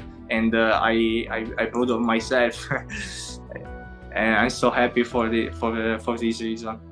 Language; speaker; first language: English; non-native, learner; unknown